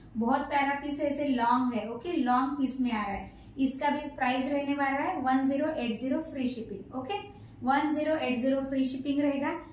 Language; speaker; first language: Hindi; non-native, local second language; Marathi